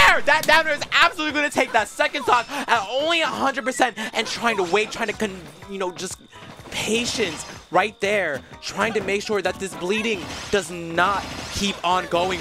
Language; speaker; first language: English; native; English